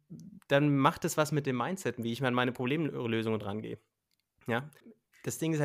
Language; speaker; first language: German; native; German